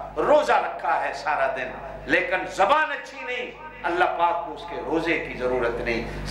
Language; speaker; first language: Urdu; non-native, local second language; Punjabi